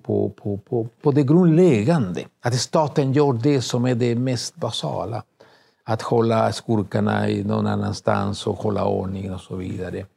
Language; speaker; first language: Swedish; non-native, fluent; Spanish